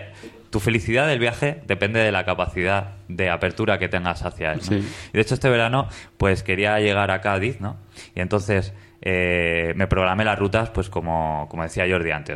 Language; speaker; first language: Spanish; native; Spanish